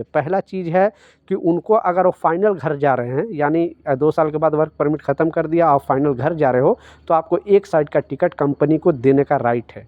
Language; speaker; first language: Hindi; native; Hindi